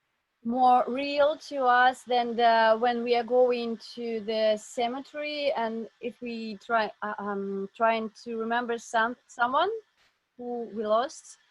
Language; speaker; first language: English; non-native, learner; Russian